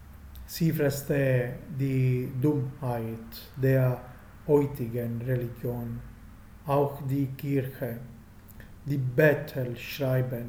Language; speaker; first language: German; non-native, fluent; Italian